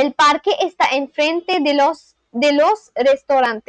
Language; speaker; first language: Spanish; non-native, learner; English